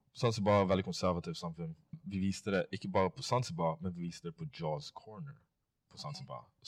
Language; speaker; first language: Norwegian; non-native, fluent; Swahili